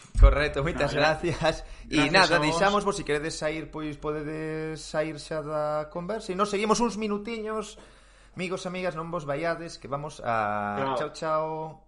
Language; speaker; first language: Galician; non-native, local second language; Spanish